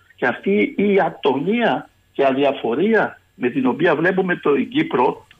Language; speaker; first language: Greek; native; Greek